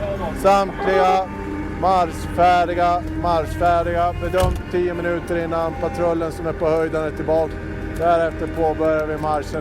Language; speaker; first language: Swedish; native; Swedish